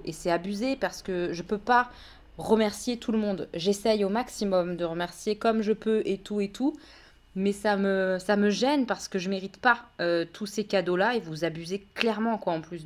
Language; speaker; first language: French; native; French